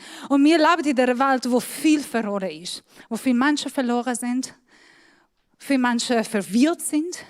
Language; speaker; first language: German; non-native, fluent; Persian